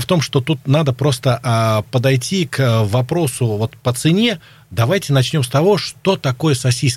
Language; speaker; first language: Russian; native; Russian